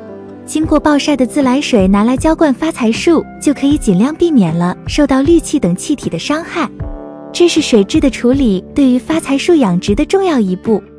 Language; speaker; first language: Chinese; native; Chinese